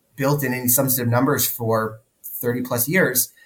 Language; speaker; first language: English; native; English